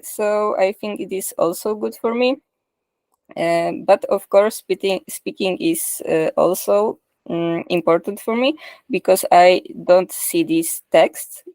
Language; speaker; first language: English; non-native, learner; Polish